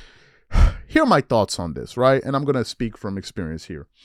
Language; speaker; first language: English; native; English